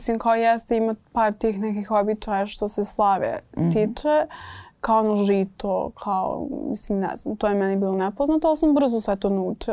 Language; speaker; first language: Croatian; non-native, fluent; English